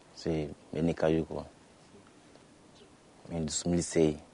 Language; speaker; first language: Spanish; non-native, learner; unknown